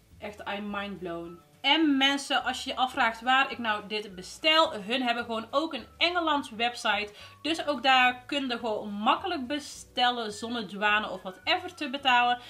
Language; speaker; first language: Dutch; early bilingual, other home language; Arabic